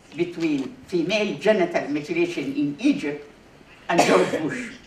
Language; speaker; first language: English; non-native, fluent; Arabic